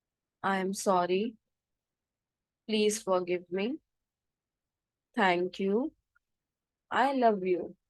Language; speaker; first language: Hindi; native; Hindi